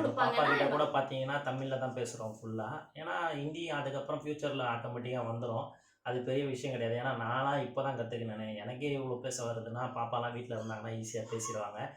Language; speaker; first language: Tamil; native; Tamil